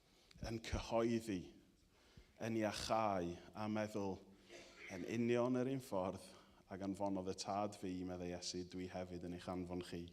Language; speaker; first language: Welsh; native; Welsh